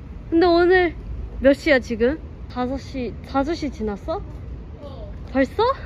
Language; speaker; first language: Korean; early bilingual, heritage; Korean